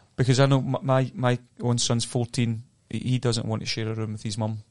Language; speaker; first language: English; native; English